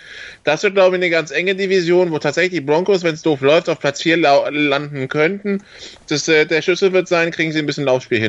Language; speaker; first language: German; native; German